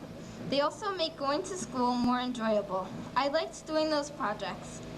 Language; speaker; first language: English; native; English